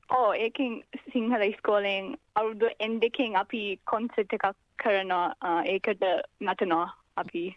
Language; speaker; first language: Sinhala; early bilingual, heritage; Sinhala